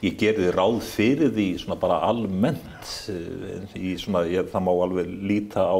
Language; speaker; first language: Icelandic; native; Icelandic